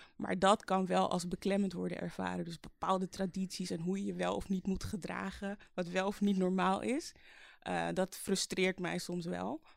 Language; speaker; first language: Dutch; early bilingual, other home language; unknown